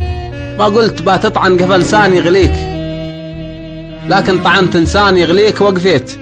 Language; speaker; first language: Arabic; native; Arabic